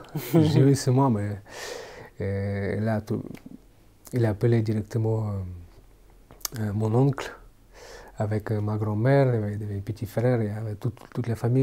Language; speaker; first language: French; non-native, fluent; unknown